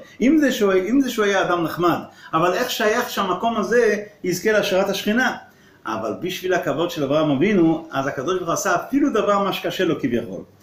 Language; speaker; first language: Hebrew; non-native, local second language; Yiddish